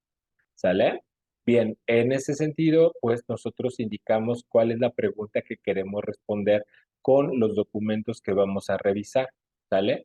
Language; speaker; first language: Spanish; native; Spanish